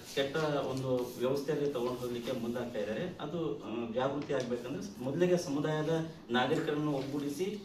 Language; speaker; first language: Kannada; non-native, local second language; Lambadi